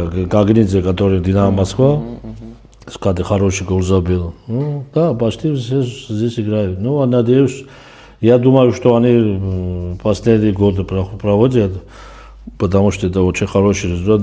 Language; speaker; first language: Russian; non-native, fluent; Georgian